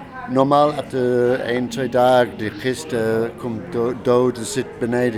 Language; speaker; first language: Dutch; non-native, learner; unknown